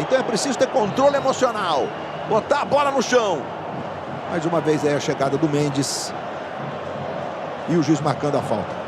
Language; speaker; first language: Portuguese; native; Portuguese